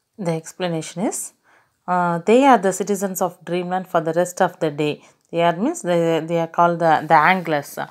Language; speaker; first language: English; non-native, local second language; Tamil